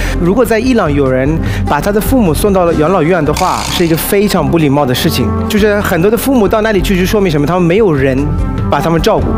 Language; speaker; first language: Chinese; non-native, fluent; Persian